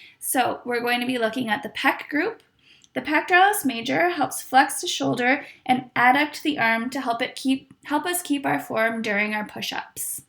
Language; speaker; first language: English; native; English